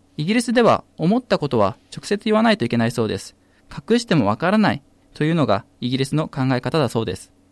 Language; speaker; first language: Japanese; native; Japanese